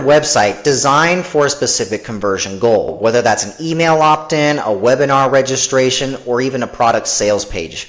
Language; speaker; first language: English; native; English